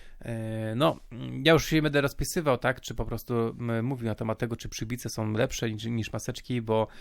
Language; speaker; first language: Polish; native; Polish